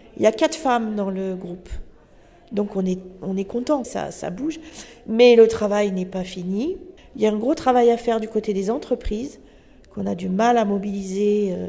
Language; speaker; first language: French; native; French